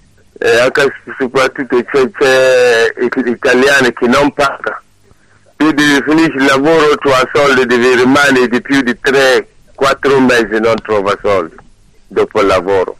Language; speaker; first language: Italian; non-native, learner; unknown